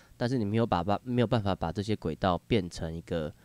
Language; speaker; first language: Chinese; native; Chinese